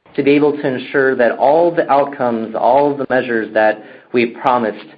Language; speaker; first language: English; native; English